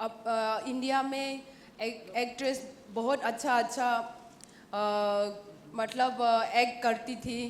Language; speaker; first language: Hindi; non-native, local second language; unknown